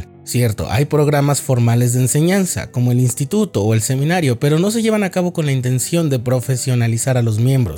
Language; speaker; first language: Spanish; native; Spanish